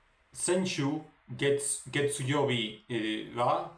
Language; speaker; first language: Japanese; non-native, learner; Spanish